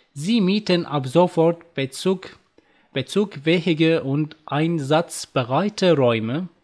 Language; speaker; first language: German; non-native, learner; Arabic